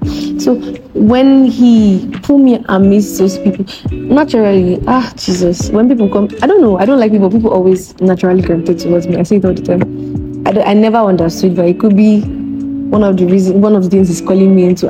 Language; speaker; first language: English; non-native, local second language; Yoruba